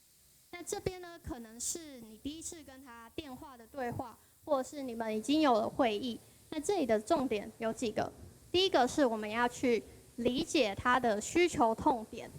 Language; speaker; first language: Chinese; native; Chinese